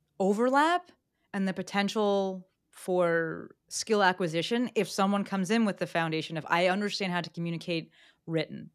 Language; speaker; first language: English; native; English